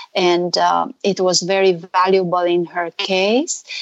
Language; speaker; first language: English; non-native, fluent; Romanian